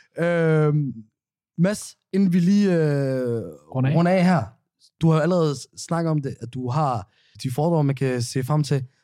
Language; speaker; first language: Danish; early bilingual, other home language; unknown